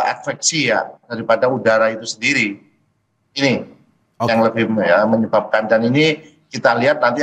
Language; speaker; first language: Indonesian; native; Indonesian